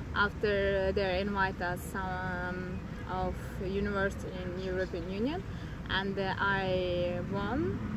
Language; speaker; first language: English; non-native, learner; Turkmen